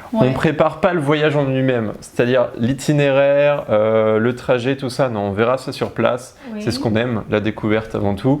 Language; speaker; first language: French; native; French